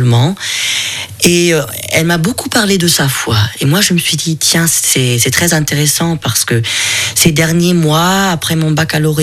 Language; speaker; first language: French; non-native, fluent; German